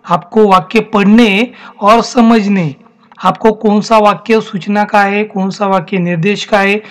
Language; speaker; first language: Hindi; non-native, local second language; Marathi